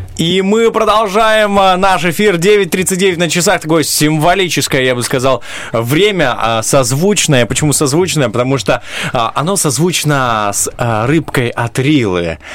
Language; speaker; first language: Russian; non-native, local second language; Romanian